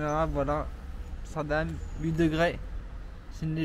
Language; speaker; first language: French; native; French